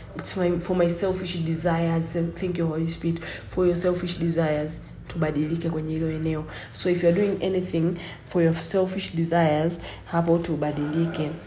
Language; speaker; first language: English; non-native, local second language; Swahili